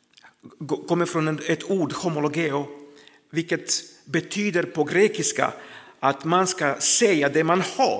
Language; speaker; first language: Swedish; non-native, fluent; Croatian